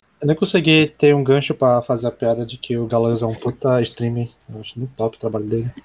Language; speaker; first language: Portuguese; native; Portuguese